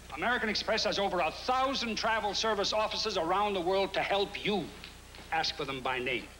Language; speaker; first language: English; native; English